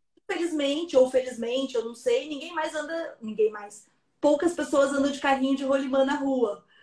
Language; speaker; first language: Portuguese; native; Portuguese